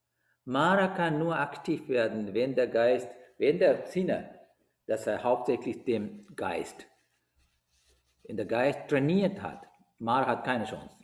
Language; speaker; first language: German; non-native, fluent; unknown